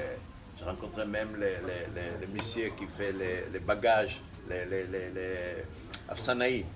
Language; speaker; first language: French; non-native, fluent; Hebrew